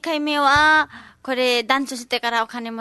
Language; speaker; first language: Japanese; non-native, learner; Nepali